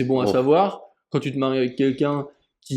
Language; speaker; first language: French; native; French